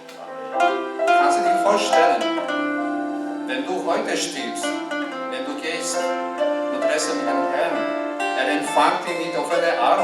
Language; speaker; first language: German; non-native, learner; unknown